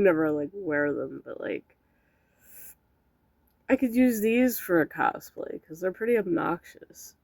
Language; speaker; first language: English; native; English